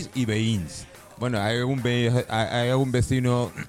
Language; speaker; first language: Spanish; non-native, fluent; English